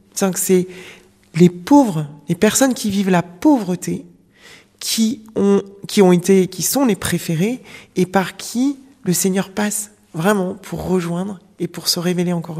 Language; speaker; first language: French; native; French